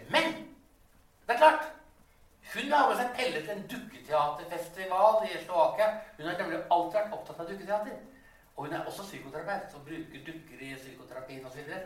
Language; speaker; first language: Norwegian; native; Norwegian